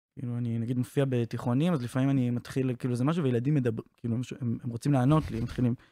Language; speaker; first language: Hebrew; native; Hebrew